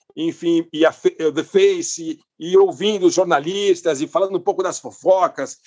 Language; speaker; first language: Portuguese; non-native, fluent; English